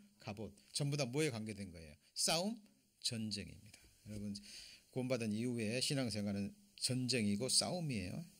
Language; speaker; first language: Korean; native; Korean